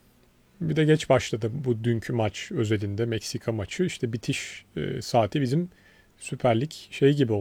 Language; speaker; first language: Turkish; native; Turkish